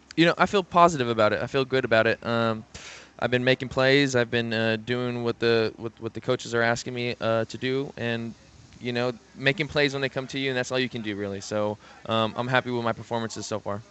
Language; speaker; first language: English; native; English